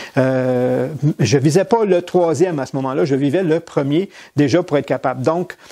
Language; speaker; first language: French; native; French